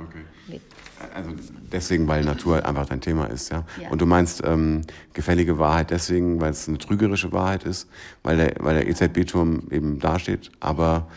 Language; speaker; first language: German; native; German